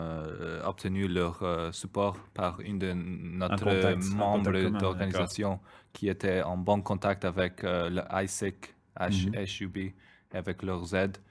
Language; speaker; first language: French; non-native, fluent; Spanish